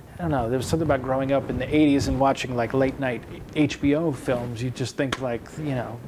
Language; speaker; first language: English; native; English